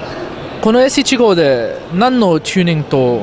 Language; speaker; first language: Japanese; non-native, learner; English